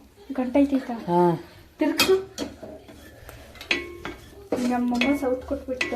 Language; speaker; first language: Kannada; native; Kannada